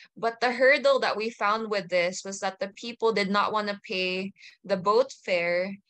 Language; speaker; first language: English; native; English